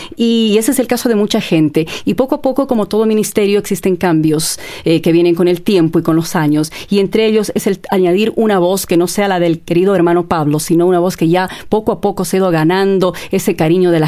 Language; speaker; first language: Spanish; native; Spanish